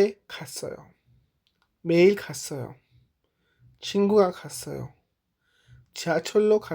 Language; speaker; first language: Korean; non-native, fluent; Hindi